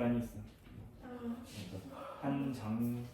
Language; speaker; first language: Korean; non-native, fluent; Russian